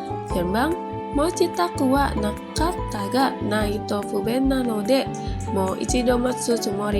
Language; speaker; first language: Japanese; non-native, learner; Indonesian